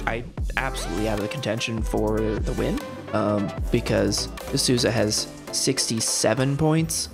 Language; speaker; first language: English; native; English